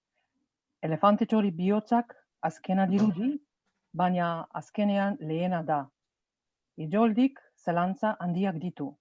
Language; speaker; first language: Basque; non-native, fluent; Slovenian